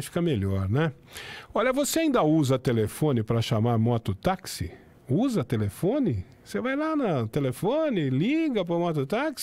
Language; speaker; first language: Portuguese; native; Portuguese